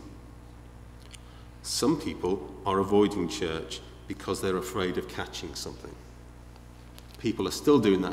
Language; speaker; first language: English; native; English